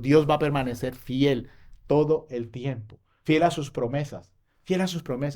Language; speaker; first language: Spanish; native; Spanish